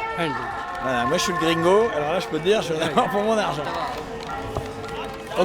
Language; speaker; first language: French; native; French